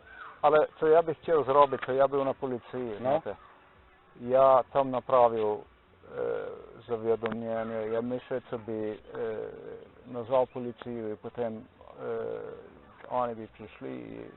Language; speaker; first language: Polish; non-native, learner; Slovenian